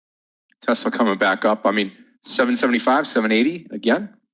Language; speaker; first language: English; native; English